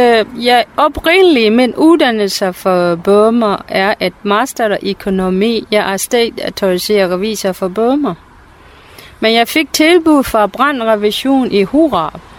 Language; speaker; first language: Danish; non-native, fluent; Burmese